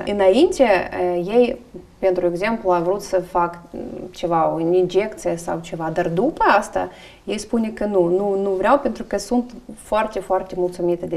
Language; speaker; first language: Romanian; non-native, learner; Russian